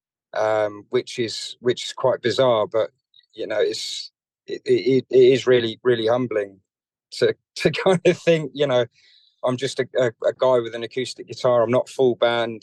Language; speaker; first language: English; native; English